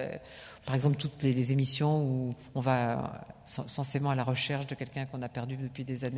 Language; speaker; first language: French; native; French